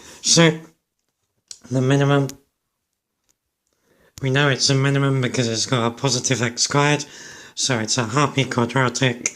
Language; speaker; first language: English; native; English